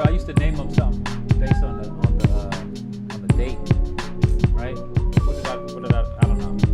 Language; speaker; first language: English; native; English